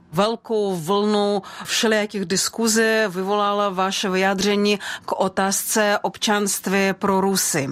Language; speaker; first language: Czech; non-native, fluent; Russian